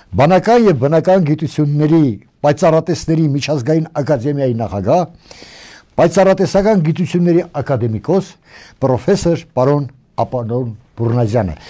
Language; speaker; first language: Armenian; native; Armenian